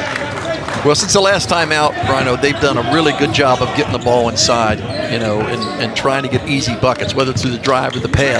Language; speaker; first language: English; native; English